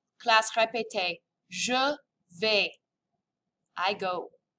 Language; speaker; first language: French; non-native, fluent; English